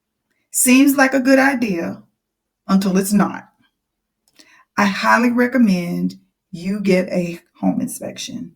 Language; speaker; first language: English; native; English